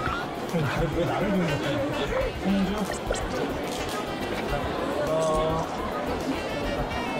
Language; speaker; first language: Korean; native; Korean